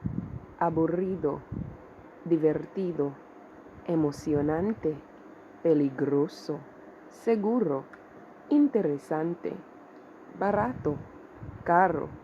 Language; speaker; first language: Spanish; non-native, fluent; English